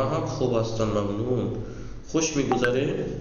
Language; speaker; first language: Persian; non-native, fluent; Urdu